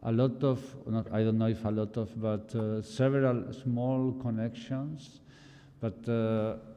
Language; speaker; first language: English; non-native, fluent; Spanish